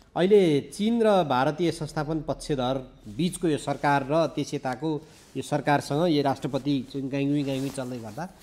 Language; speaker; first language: Nepali; native; Nepali